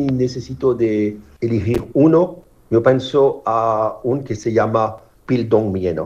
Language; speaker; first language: Spanish; non-native, fluent; French